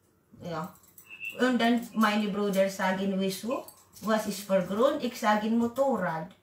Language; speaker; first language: German; non-native, learner; Waray